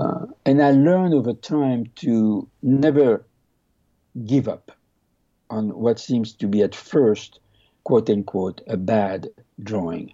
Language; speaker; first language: English; non-native, fluent; French